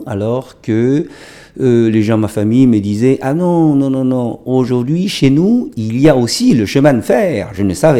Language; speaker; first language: French; non-native, fluent; Chinese